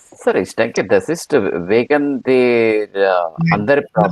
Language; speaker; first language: German; non-native, learner; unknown